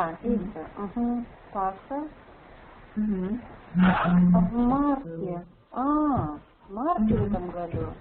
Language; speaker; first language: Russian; native; Russian